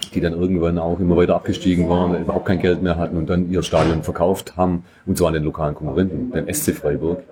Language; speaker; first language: German; native; German